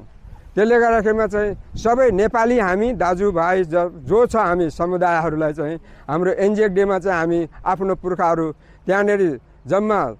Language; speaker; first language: Nepali; native; Nepali